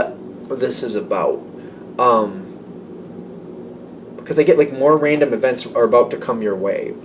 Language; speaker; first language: English; native; English